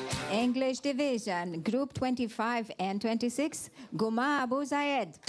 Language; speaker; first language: English; non-native, fluent; Romanian